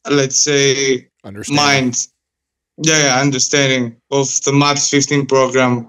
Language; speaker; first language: English; non-native, fluent; Greek